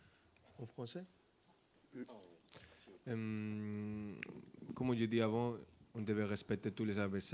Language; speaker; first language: French; non-native, fluent; Spanish